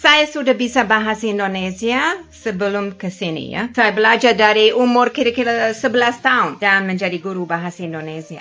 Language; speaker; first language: Indonesian; non-native, fluent; English